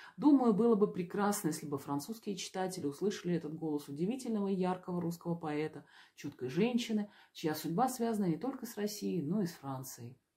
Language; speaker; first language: Russian; native; Russian